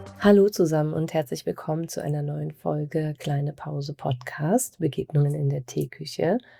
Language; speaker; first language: German; native; German